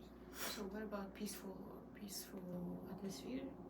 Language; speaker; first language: English; non-native, learner; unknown